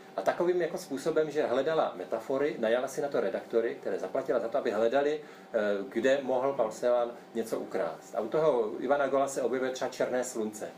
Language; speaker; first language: Czech; native; Czech